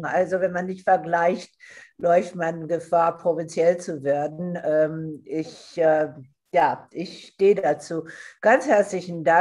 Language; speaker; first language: German; non-native, fluent; English